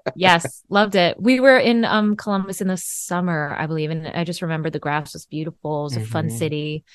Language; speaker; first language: English; native; English